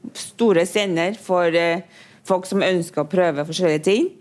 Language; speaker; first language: Norwegian; non-native, fluent; Chinese